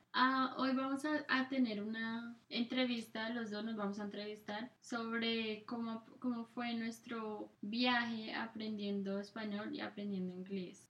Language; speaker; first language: Spanish; native; Spanish